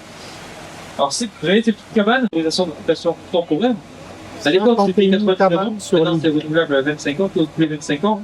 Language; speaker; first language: French; native; French